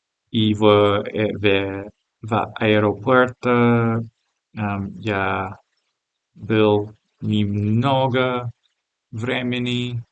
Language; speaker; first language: Russian; non-native, learner; English